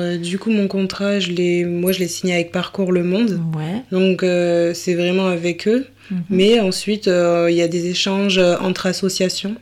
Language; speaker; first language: French; native; French